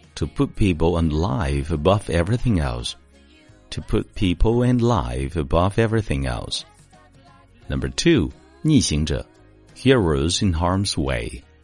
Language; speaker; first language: English; non-native, fluent; Chinese